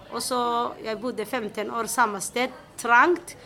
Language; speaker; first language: Norwegian; non-native, fluent; Somali